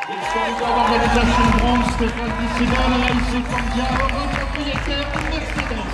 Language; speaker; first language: French; native; French